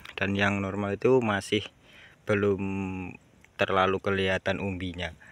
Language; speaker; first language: Indonesian; non-native, local second language; Javanese